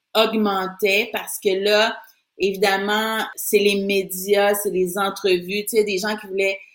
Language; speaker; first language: French; native; French